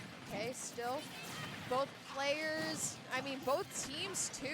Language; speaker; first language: English; native; English